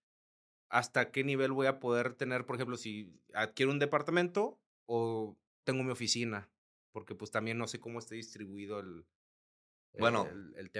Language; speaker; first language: Spanish; native; Spanish